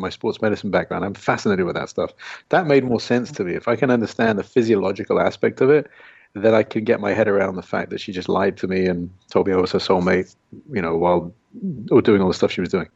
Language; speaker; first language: English; native; English